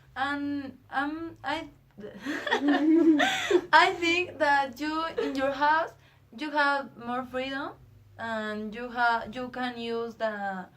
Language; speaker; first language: English; non-native, learner; Spanish